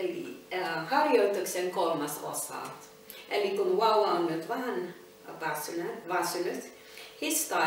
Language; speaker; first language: Finnish; non-native, learner; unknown